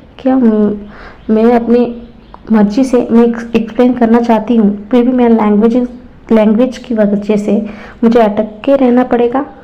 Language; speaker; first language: Hindi; non-native, local second language; Tamil